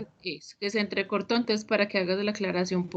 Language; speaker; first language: Spanish; native; Spanish